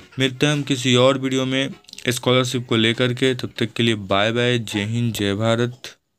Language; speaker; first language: Hindi; native; Hindi